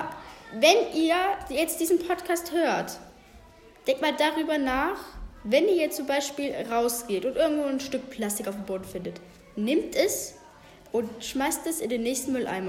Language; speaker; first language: German; native; German